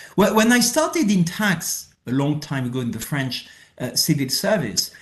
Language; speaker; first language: English; non-native, fluent; French